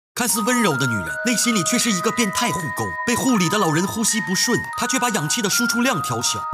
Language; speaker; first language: Chinese; native; Chinese